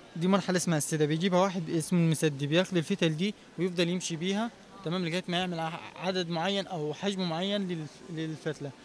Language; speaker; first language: Egyptian Arabic; native; Egyptian Arabic